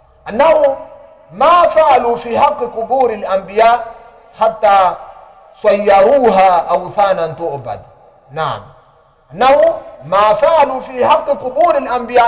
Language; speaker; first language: Arabic; non-native, fluent; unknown